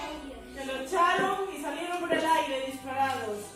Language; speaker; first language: Spanish; native; Spanish